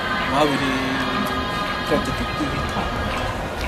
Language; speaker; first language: French; non-native, local second language; Malagasy